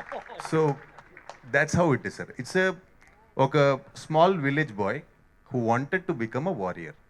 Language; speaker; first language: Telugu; non-native, learner; Hindi